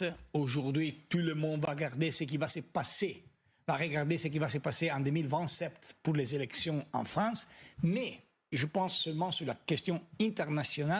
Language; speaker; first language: French; non-native, fluent; Italian